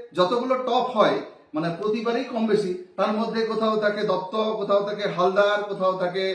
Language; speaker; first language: Bangla; non-native, local second language; Santali